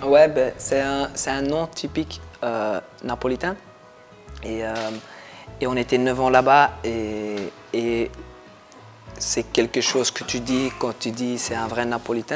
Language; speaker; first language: French; non-native, local second language; Dutch